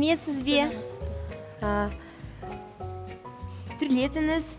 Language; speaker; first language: Kazakh; non-native, local second language; Russian